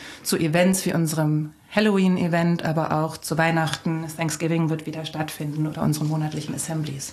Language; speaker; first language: German; native; German